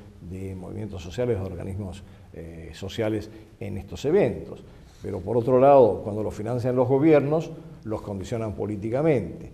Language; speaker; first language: Spanish; native; Spanish